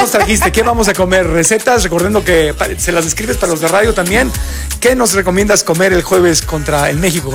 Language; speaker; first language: Spanish; native; Spanish